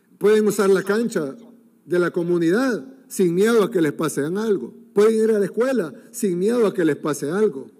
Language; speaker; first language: Spanish; native; Spanish